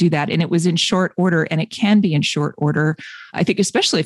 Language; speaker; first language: English; native; English